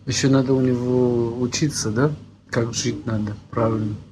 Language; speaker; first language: Russian; non-native, fluent; Persian